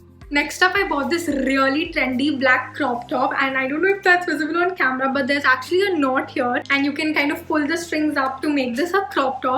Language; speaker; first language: English; non-native, local second language; Hindi